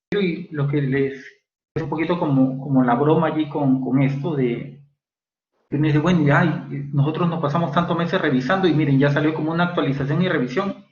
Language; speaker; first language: Spanish; native; Spanish